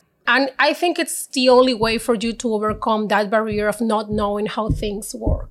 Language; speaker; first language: English; non-native, fluent; Spanish